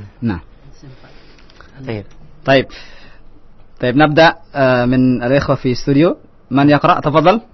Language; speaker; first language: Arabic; non-native, fluent; Indonesian